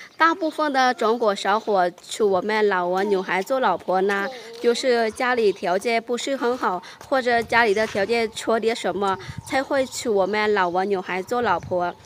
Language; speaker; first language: Chinese; non-native, fluent; Lao